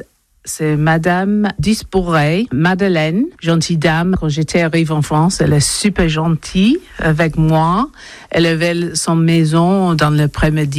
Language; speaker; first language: French; non-native, learner; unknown